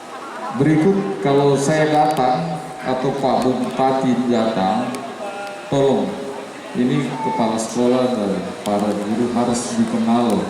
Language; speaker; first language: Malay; non-native, local second language; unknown